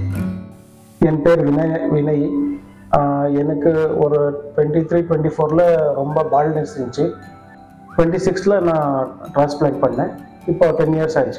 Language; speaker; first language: Tamil; non-native, local second language; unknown